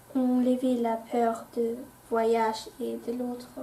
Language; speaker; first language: French; non-native, local second language; Luxembourgish